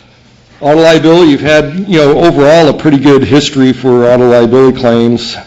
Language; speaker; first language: English; native; English